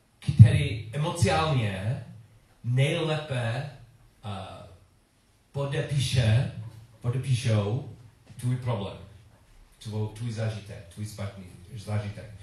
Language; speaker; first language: Czech; non-native, learner; English